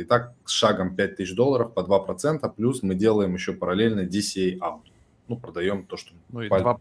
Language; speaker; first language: Russian; native; Russian